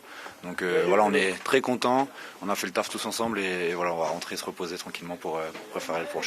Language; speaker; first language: French; native; French